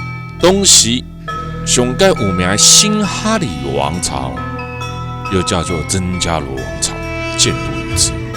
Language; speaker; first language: Chinese; native; Chinese